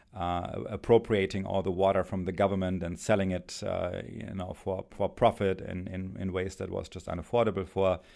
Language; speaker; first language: English; non-native, fluent; German